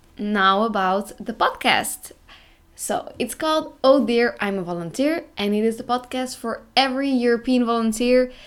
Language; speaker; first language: English; non-native, fluent; Dutch